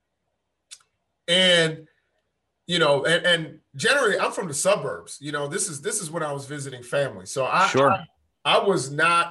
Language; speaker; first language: English; native; English